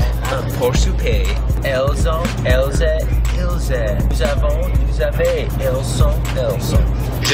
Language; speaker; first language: French; non-native, local second language; English